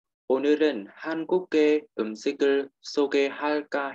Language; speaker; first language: Korean; non-native, fluent; Vietnamese